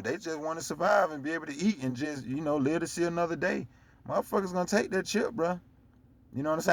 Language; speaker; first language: English; native; English